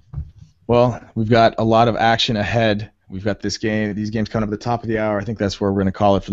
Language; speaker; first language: English; native; English